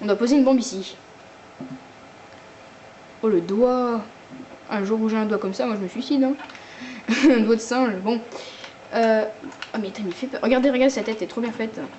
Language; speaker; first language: French; native; French